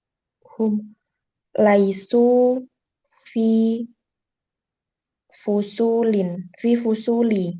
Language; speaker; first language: Arabic; non-native, learner; Indonesian